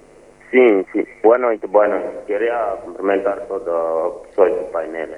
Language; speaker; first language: Portuguese; non-native, local second language; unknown